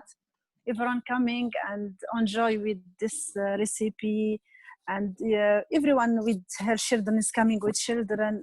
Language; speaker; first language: English; non-native, learner; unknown